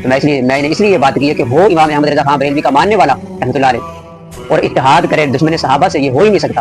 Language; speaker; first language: Urdu; native; Urdu